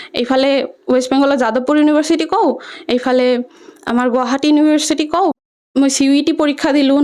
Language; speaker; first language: Assamese; native; Assamese